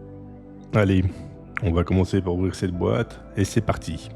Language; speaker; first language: French; native; French